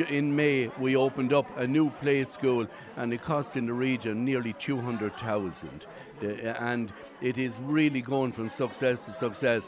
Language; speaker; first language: English; native; English